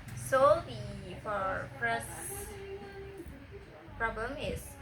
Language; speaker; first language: English; non-native, learner; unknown